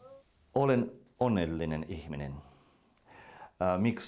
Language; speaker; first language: Finnish; non-native, local second language; Russian